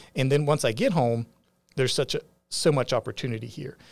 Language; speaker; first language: English; native; English